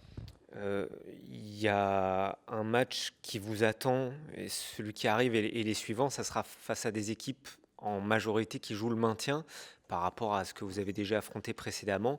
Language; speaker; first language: French; native; French